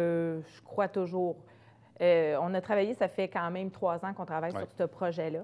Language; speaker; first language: French; native; French